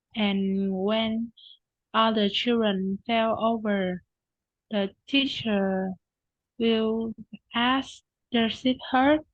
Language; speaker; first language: English; non-native, learner; Vietnamese